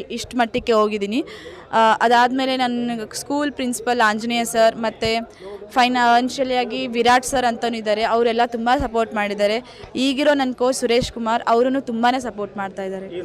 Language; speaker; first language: Kannada; native; Kannada